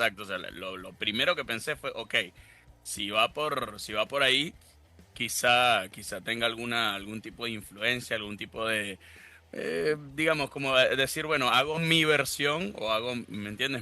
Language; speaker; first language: Spanish; native; Spanish